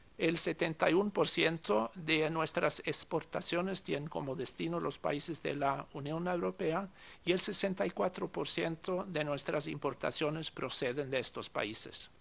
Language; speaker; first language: Spanish; non-native, fluent; Norwegian